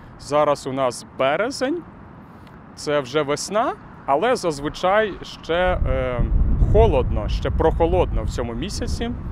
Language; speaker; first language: Ukrainian; native; Ukrainian